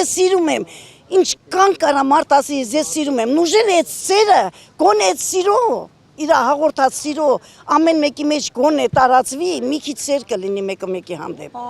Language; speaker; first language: Armenian; native; Armenian